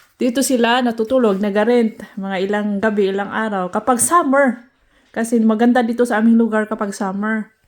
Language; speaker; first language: Filipino; non-native, local second language; Cebuano